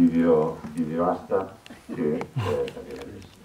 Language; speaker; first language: Spanish; native; Spanish